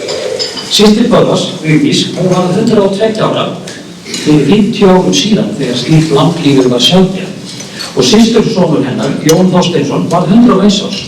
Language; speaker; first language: Icelandic; native; Icelandic